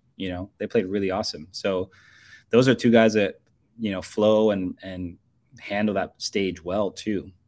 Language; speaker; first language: English; native; English